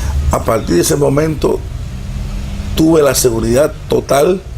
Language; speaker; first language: Spanish; native; Spanish